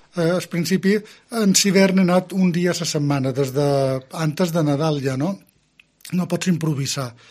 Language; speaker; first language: Catalan; native; Catalan